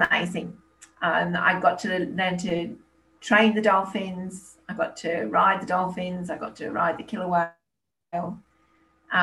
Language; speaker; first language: English; native; English